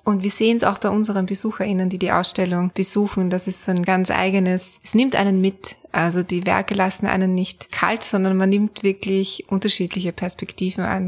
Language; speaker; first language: German; native; German